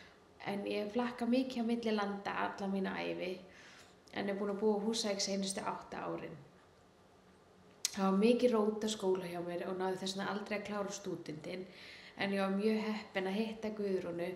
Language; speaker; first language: Icelandic; early bilingual, heritage; Icelandic